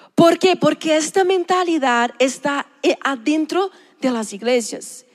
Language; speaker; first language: Spanish; non-native, learner; Portuguese